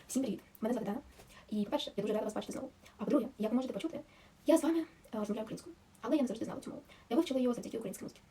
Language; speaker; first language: Ukrainian; non-native, local second language; Russian